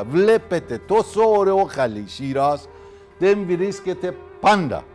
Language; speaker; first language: Greek; non-native, fluent; Persian